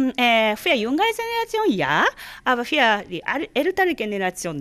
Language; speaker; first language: German; non-native, learner; Japanese